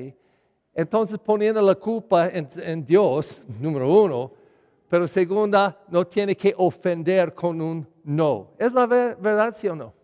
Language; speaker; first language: Spanish; non-native, learner; English